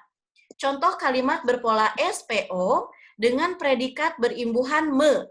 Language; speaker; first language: Indonesian; native; Indonesian